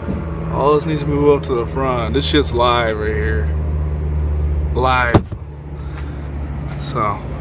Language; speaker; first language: English; native; English